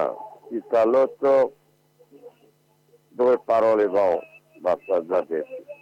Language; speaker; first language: Italian; non-native, learner; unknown